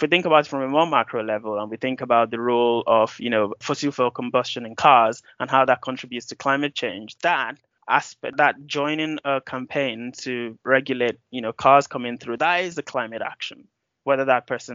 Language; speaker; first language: English; non-native, local second language; Yoruba